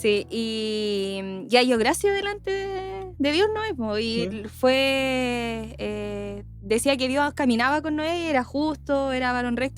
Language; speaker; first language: Spanish; native; Spanish